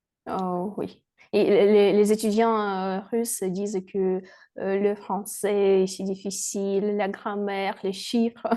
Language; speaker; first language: French; non-native, fluent; Russian